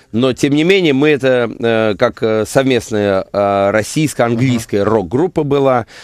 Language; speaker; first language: Russian; native; Russian